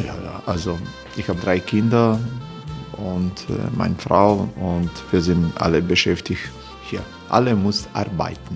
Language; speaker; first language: German; non-native, learner; Croatian